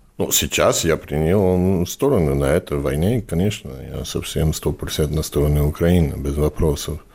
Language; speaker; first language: Russian; non-native, fluent; English